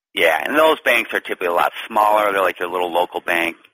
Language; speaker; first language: English; native; English